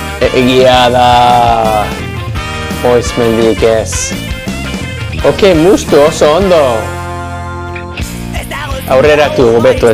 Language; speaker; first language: Basque; non-native, learner; English